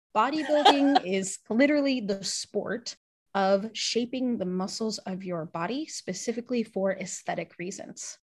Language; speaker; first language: English; native; English